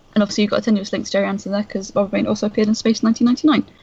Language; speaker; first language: English; native; English